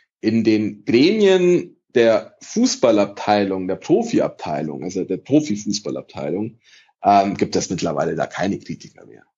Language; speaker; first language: German; early bilingual, other home language; Italian